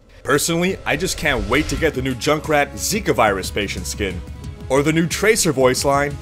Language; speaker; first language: English; native; English